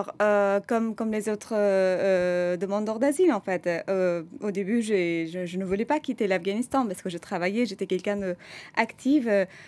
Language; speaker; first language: French; non-native, fluent; Persian